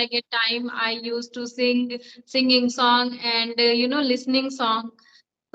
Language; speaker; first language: English; non-native, learner; Hindi